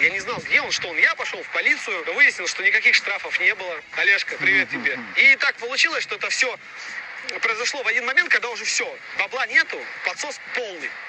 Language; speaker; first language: Russian; native; Russian